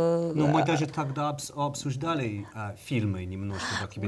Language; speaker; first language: Russian; non-native, learner; English